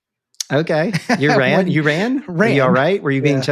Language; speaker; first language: English; native; English